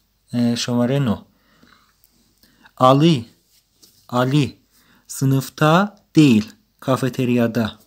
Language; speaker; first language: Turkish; non-native, fluent; Persian